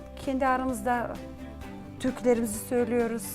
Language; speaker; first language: Turkish; non-native, fluent; Gagauz